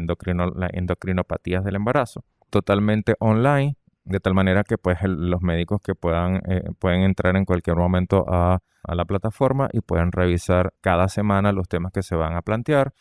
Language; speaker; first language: Spanish; native; Spanish